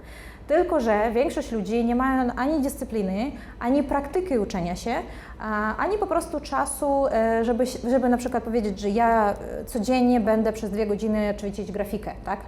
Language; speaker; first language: Polish; non-native, fluent; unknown